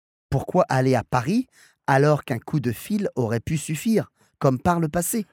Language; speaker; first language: French; native; French